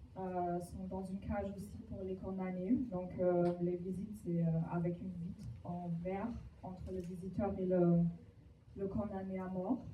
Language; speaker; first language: French; non-native, fluent; German